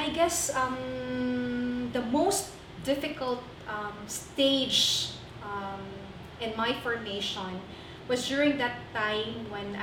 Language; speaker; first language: English; non-native, local second language; Cebuano